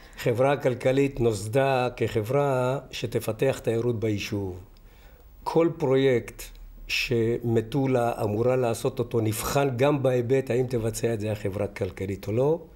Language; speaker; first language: Hebrew; native; Hebrew